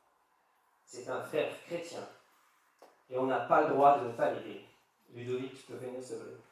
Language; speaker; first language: French; native; French